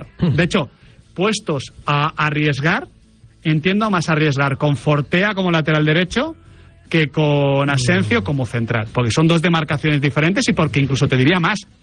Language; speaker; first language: Spanish; native; Spanish